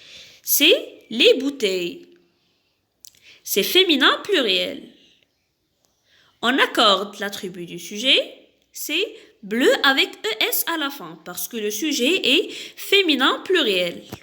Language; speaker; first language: French; non-native, local second language; Arabic